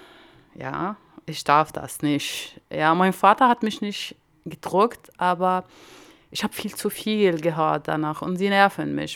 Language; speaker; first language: German; non-native, learner; Arabic